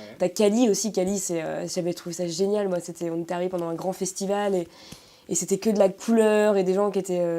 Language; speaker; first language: French; native; French